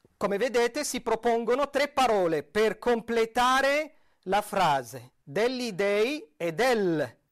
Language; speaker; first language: Italian; non-native, fluent; Arabic